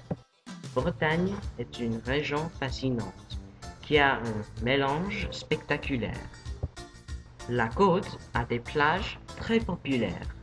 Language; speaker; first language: French; non-native, learner; English